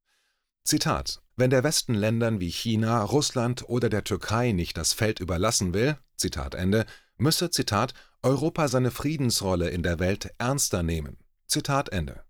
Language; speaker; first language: German; native; German